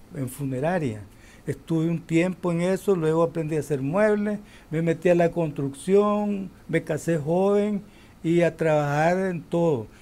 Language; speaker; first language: Spanish; native; Spanish